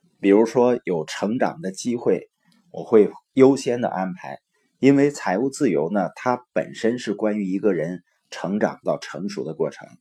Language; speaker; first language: Chinese; native; Chinese